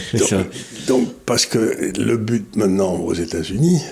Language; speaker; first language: French; native; French